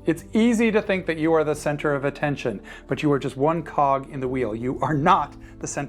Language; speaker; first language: English; native; English